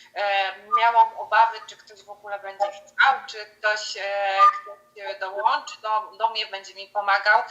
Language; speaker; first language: Polish; native; Polish